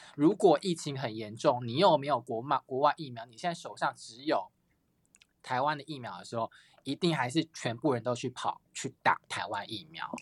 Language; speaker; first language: Chinese; native; Chinese